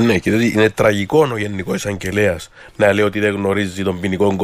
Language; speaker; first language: Greek; native; Greek